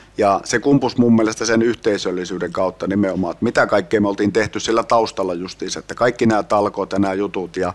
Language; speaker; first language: Finnish; native; Finnish